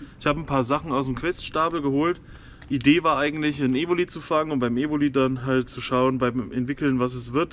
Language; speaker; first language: German; native; German